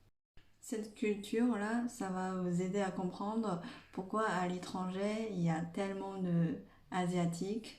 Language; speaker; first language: French; non-native, fluent; Chinese